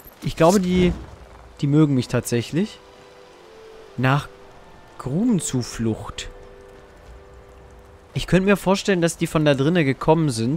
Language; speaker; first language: German; native; German